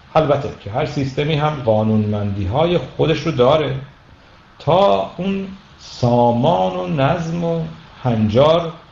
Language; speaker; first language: Persian; native; Persian